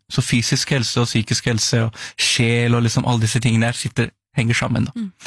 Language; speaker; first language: Norwegian; early bilingual, other home language; Urdu